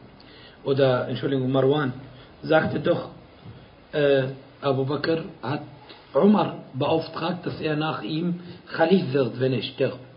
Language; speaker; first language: German; non-native, fluent; Arabic